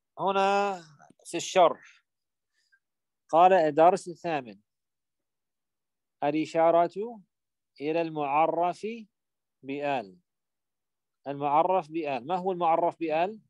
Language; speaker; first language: Arabic; non-native, fluent; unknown